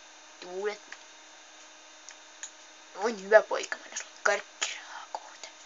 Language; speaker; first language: Finnish; native; Finnish